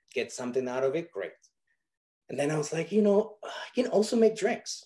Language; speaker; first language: English; non-native, fluent; Spanish